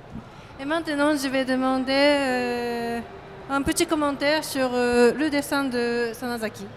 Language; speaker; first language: French; non-native, learner; Japanese